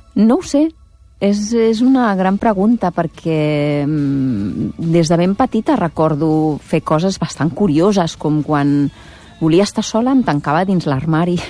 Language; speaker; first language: Catalan; native; Catalan